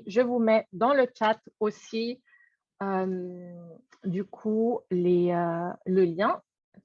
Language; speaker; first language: French; native; French